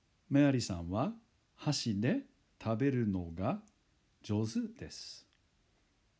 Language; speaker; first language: Japanese; non-native, fluent; English